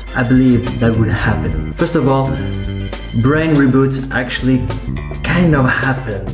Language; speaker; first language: English; non-native, fluent; Portuguese